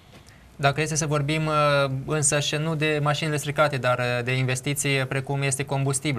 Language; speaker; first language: Romanian; native; Romanian